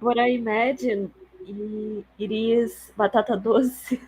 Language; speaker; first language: English; non-native, learner; Portuguese